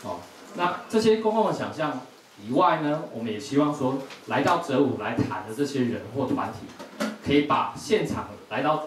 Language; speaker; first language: Chinese; native; Chinese